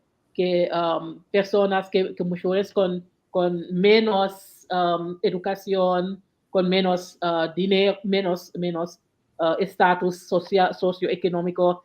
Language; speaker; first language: Spanish; non-native, learner; English